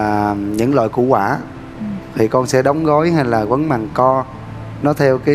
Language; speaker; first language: Vietnamese; native; Vietnamese